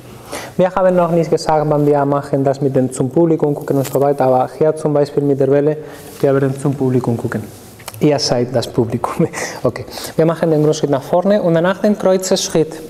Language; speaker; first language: German; non-native, fluent; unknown